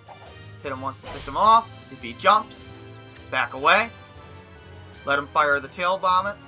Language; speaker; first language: English; native; English